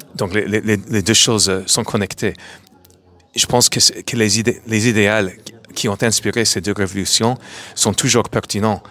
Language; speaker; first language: French; non-native, fluent; English